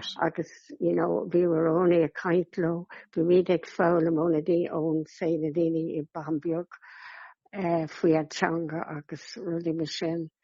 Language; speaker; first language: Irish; non-native, local second language; English